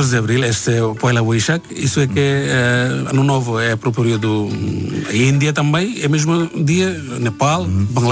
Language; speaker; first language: Portuguese; non-native, learner; Bangla